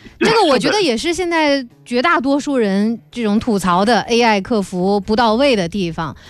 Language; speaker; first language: Chinese; native; Chinese